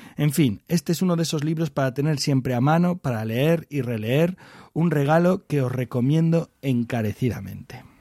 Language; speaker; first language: Spanish; native; Spanish